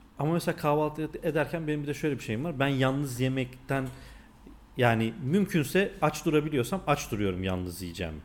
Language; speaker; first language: Turkish; native; Turkish